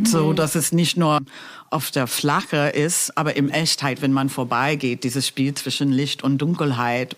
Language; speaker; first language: German; non-native, fluent; English